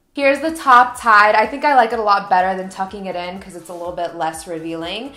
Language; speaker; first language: English; native; English